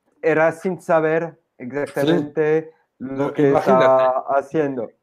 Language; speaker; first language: Spanish; non-native, fluent; French